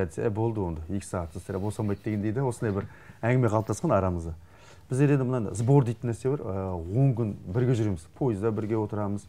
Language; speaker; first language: Kazakh; native; Kazakh